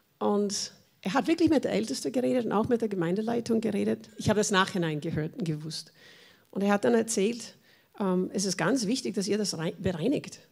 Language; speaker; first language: German; non-native, fluent; English